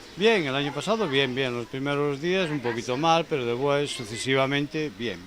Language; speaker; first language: Spanish; non-native, local second language; Galician